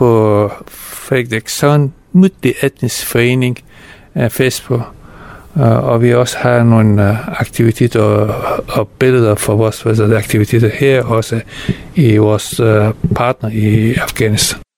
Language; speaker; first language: Danish; non-native, fluent; Persian